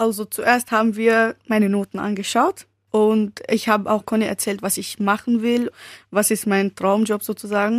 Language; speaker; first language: German; early bilingual, other home language; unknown